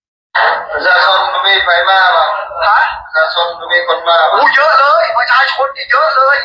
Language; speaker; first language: Thai; native; Thai